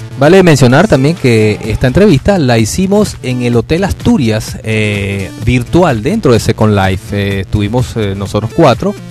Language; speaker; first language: Spanish; native; Spanish